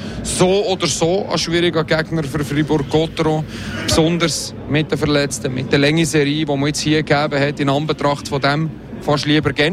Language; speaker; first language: German; native; German